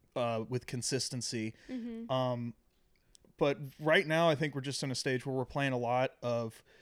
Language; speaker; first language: English; native; English